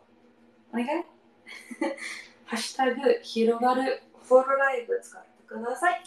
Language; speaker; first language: Japanese; non-native, learner; English